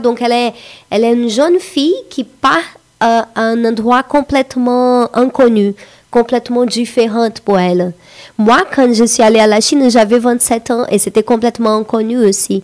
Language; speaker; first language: French; non-native, fluent; Portuguese